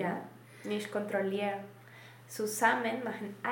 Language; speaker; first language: German; non-native, learner; Spanish